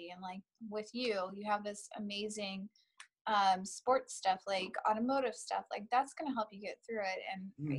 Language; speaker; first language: English; native; English